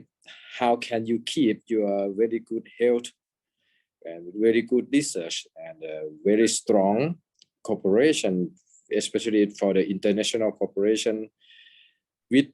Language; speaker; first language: English; non-native, fluent; Thai